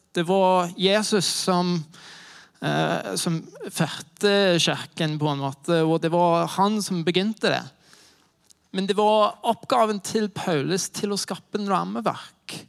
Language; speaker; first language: Norwegian; non-native, fluent; English